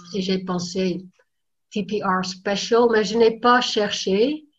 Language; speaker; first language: French; non-native, fluent; Dutch